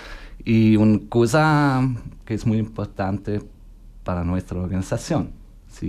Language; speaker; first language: Spanish; non-native, learner; German